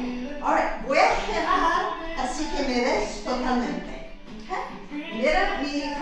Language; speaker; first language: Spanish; non-native, fluent; English